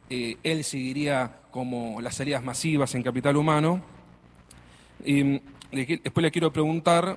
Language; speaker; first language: Spanish; native; Spanish